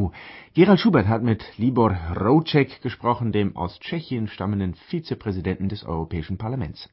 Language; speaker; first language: German; native; German